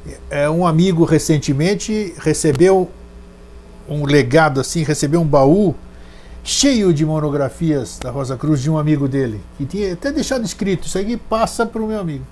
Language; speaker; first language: Portuguese; native; Portuguese